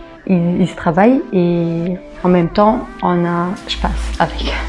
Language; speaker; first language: French; non-native, local second language; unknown